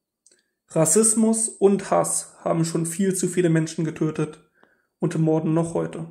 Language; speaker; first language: German; native; German